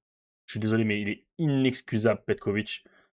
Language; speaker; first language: French; native; French